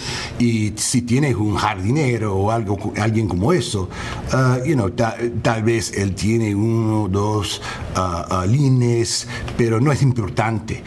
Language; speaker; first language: Spanish; early bilingual, heritage; English